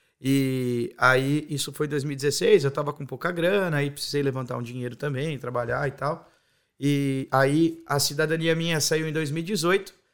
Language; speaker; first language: Portuguese; native; Portuguese